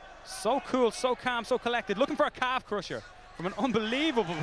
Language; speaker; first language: English; native; English